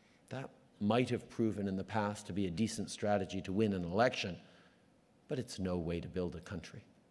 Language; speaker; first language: English; native; English